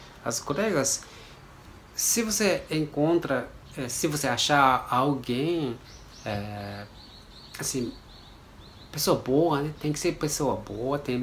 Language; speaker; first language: Portuguese; non-native, learner; Japanese